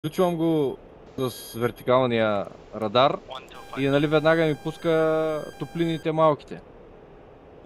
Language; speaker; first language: Bulgarian; native; Bulgarian